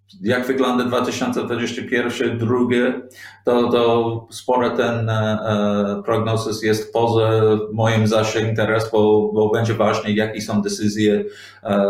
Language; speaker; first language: Polish; non-native, learner; English